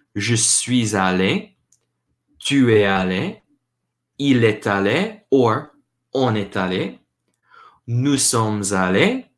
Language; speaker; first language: French; non-native, learner; English